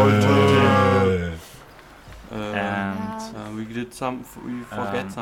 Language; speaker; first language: English; non-native, fluent; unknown